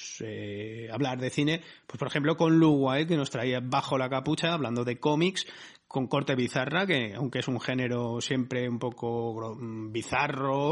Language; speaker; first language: Spanish; native; Spanish